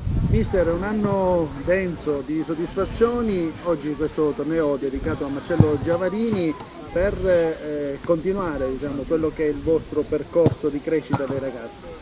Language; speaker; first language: Italian; native; Italian